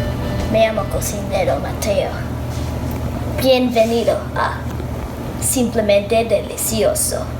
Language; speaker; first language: Spanish; non-native, learner; English